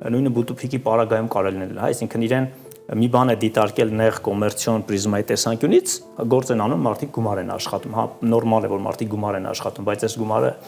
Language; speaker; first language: Armenian; native; Armenian